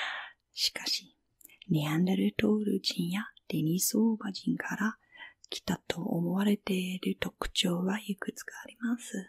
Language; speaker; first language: Japanese; non-native, fluent; English